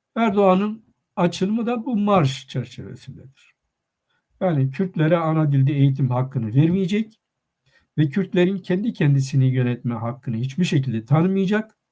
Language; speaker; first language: Turkish; non-native, local second language; Kurdish